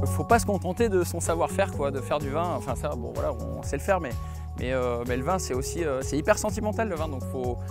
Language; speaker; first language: French; native; French